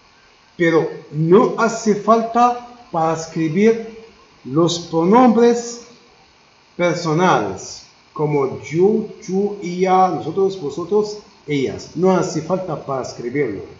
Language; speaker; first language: Spanish; non-native, learner; Arabic